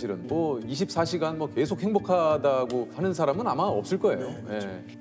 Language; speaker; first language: Korean; native; Korean